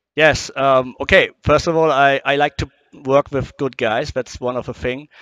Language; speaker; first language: English; non-native, fluent; German